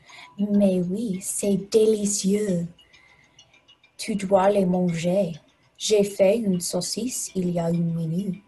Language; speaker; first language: French; non-native, learner; English